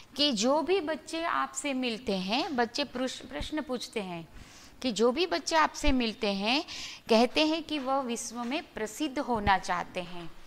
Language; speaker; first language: Hindi; non-native, local second language; Gujarati